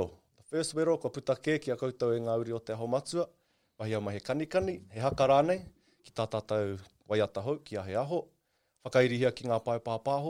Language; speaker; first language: English; non-native, local second language; Māori